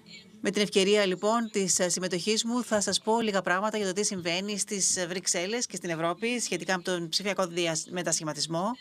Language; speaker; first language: Greek; native; Greek